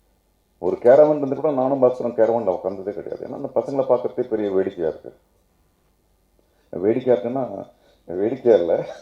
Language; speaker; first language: Tamil; native; Tamil